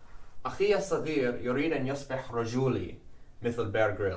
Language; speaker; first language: Arabic; non-native, learner; English